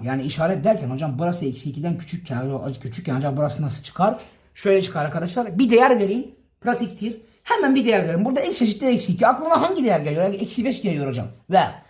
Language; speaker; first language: Turkish; native; Turkish